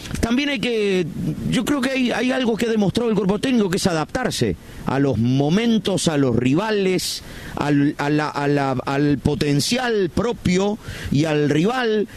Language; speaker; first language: Spanish; native; Spanish